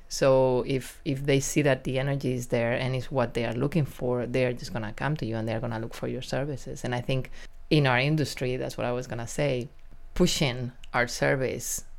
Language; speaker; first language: English; non-native, fluent; Spanish